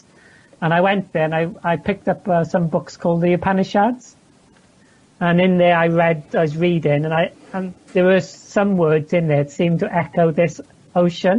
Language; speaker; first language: English; native; English